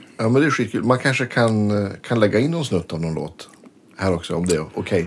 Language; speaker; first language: Swedish; native; Swedish